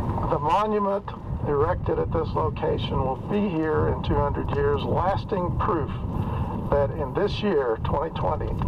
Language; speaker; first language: English; native; English